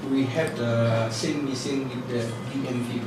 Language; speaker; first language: English; non-native, learner; Indonesian